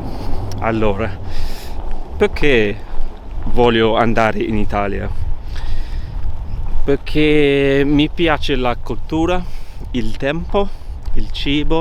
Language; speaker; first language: Italian; non-native, learner; English